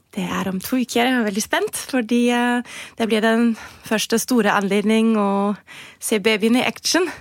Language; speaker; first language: Norwegian; non-native, fluent; German